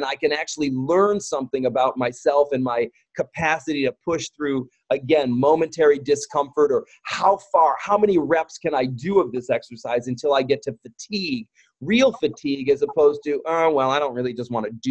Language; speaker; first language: English; native; English